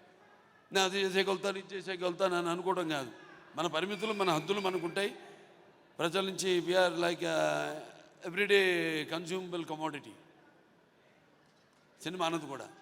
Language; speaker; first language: Telugu; native; Telugu